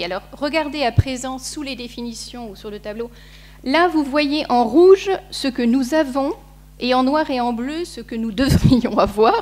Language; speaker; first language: French; native; French